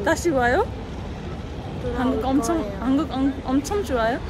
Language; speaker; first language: Korean; non-native, learner; Nepali